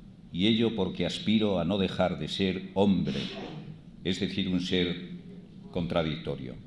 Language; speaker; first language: Spanish; native; Spanish